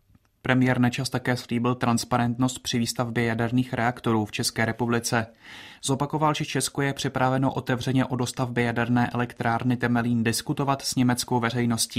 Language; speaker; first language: Czech; native; Czech